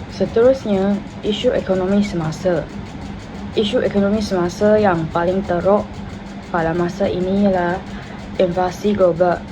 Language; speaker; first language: Malay; non-native, local second language; Chinese